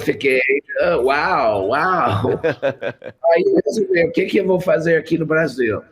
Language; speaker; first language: Portuguese; non-native, fluent; English